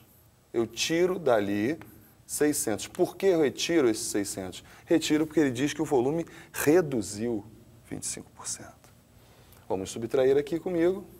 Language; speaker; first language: Portuguese; native; Portuguese